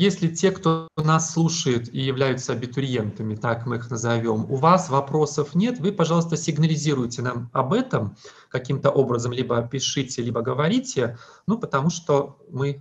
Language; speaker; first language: Russian; native; Russian